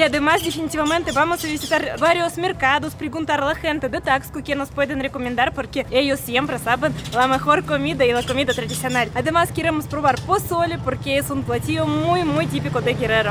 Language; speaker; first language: Spanish; non-native, fluent; Russian